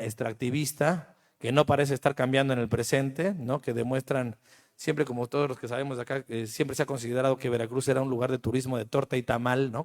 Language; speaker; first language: Spanish; native; Spanish